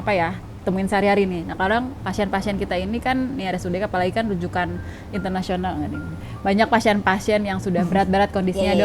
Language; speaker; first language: Indonesian; native; Indonesian